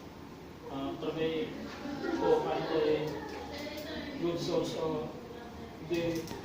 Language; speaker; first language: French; non-native, learner; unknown